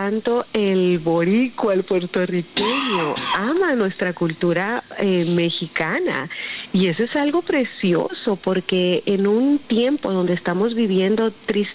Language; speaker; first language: Spanish; native; Spanish